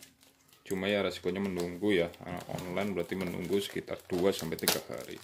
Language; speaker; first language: Indonesian; native; Indonesian